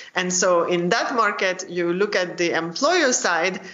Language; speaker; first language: English; non-native, fluent; French